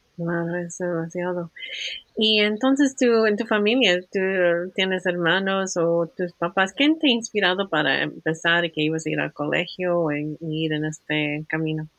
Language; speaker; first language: Spanish; early bilingual, heritage; Spanish